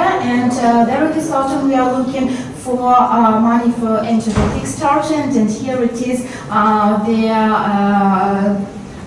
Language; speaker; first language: English; non-native, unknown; Russian